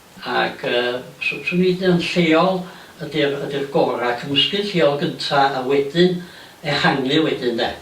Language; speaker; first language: Welsh; native; Welsh